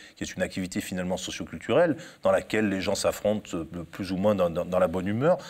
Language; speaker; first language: French; native; French